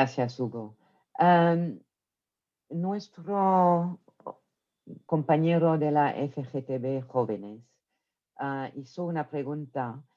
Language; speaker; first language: Spanish; non-native, fluent; French